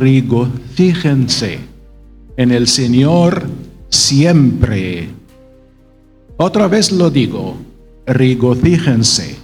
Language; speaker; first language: Spanish; non-native, fluent; Arabic